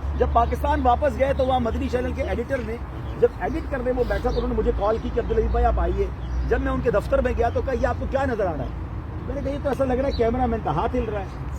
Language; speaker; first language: Urdu; native; Urdu